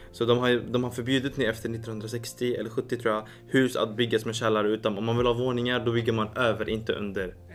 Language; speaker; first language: Swedish; non-native, fluent; Arabic